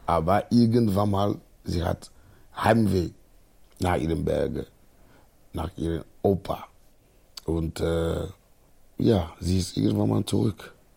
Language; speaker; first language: German; non-native, fluent; Ewe